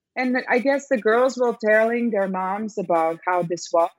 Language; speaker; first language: English; non-native, fluent; Serbian